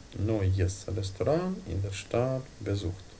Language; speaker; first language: German; non-native, fluent; Ukrainian